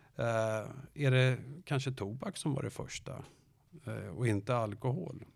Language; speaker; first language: Swedish; native; Swedish